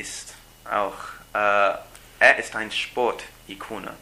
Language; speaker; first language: German; non-native, learner; English